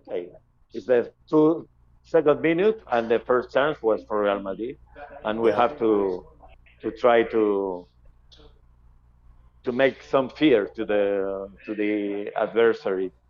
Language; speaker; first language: English; non-native, fluent; Spanish